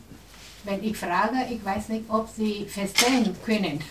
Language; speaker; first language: German; non-native, learner; Vietnamese